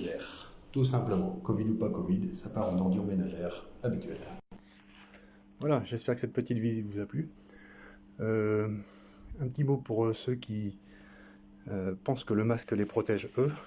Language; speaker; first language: French; native; French